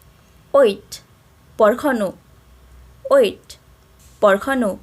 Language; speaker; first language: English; non-native, local second language; Nepali